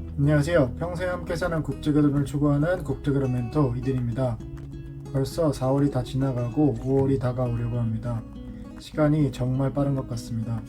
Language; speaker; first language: Korean; native; Korean